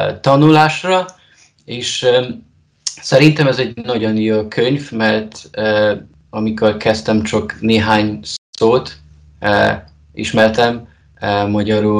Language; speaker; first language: Hungarian; non-native, learner; Polish